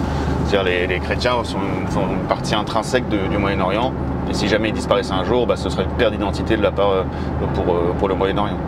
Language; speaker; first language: French; native; French